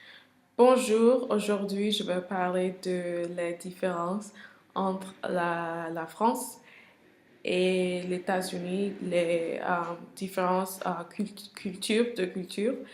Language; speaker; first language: French; non-native, learner; English